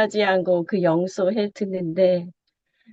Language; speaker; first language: Korean; non-native, learner; Thai